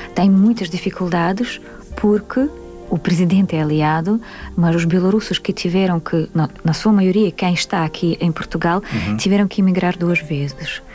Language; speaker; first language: Portuguese; non-native, fluent; Russian